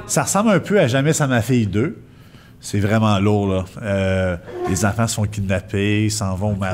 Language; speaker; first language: French; native; French